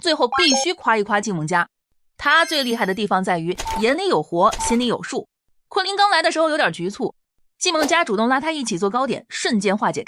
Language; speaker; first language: Chinese; native; Chinese